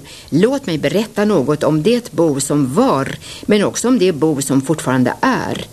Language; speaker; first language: Swedish; native; Swedish